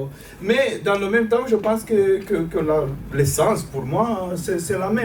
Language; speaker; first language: French; non-native, fluent; Romanian